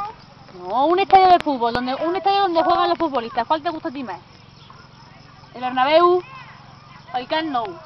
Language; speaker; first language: Spanish; native; Spanish